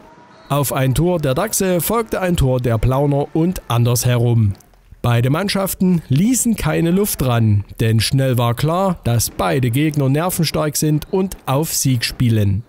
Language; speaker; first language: German; native; German